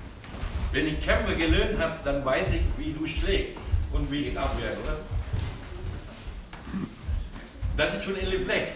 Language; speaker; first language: German; non-native, learner; Thai